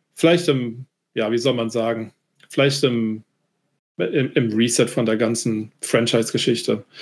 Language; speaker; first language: German; native; German